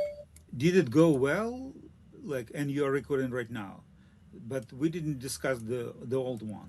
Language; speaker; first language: English; non-native, learner; Russian